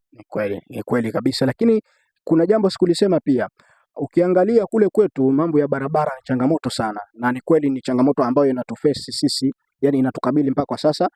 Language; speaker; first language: Swahili; native; Swahili